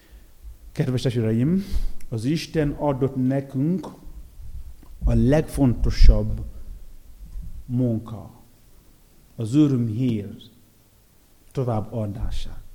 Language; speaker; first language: Hungarian; non-native, fluent; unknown